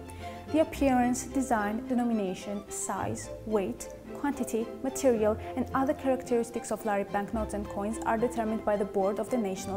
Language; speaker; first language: English; non-native, learner; Georgian